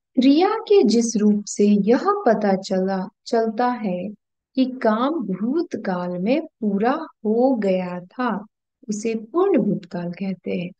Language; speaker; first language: Hindi; native; Hindi